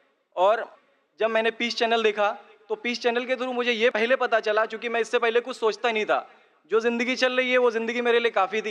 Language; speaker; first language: Hindi; native; Hindi